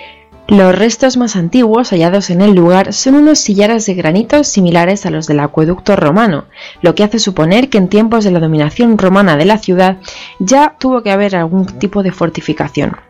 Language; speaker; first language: Spanish; native; Spanish